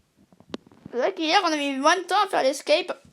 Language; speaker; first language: French; native; French